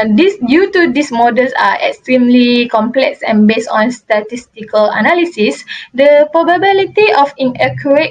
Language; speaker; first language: English; non-native, local second language; Malay